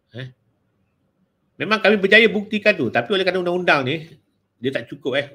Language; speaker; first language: Malay; native; Malay